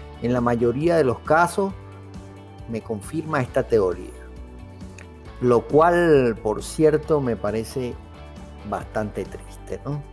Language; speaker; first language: Spanish; native; Spanish